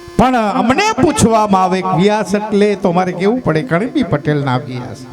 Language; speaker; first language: Gujarati; native; Gujarati